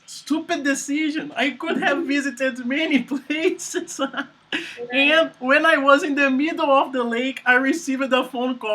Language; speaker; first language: English; non-native, fluent; Portuguese